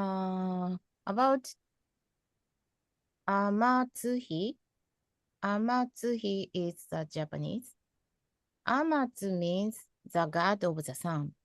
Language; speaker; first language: English; non-native, fluent; Japanese